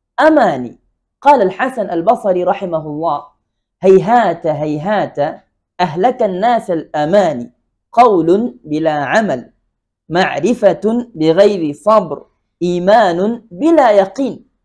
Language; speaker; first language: Arabic; non-native, fluent; Bangla